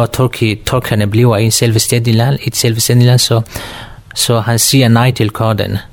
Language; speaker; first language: Danish; non-native, learner; Kurdish